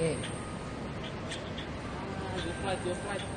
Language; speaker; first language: English; non-native, learner; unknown